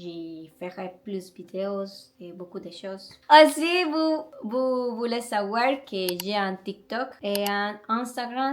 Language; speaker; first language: French; non-native, learner; Spanish